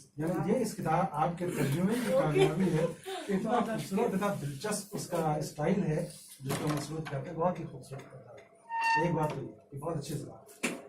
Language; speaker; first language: Urdu; native; Urdu